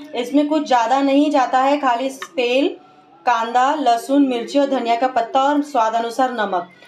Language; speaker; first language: Hindi; native; Hindi